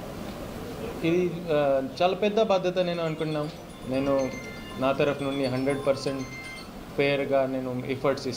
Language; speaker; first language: Telugu; non-native, fluent; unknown